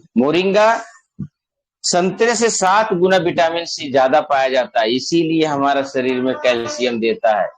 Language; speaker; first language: Hindi; native; Hindi